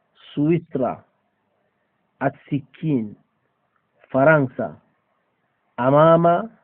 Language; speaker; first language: Arabic; non-native, fluent; Fula